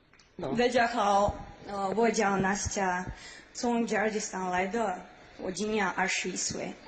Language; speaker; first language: Chinese; non-native, learner; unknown